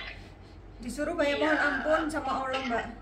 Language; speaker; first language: Indonesian; native; Indonesian